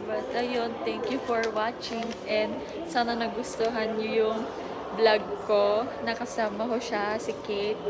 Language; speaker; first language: Filipino; early bilingual, heritage; Japanese